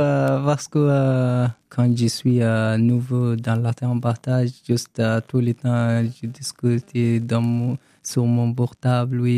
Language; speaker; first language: French; non-native, learner; Arabic